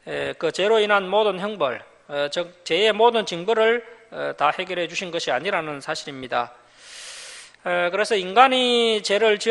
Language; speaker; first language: Korean; native; Korean